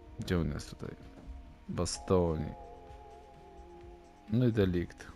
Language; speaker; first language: Polish; native; Polish